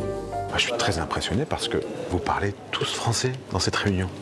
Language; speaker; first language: French; native; French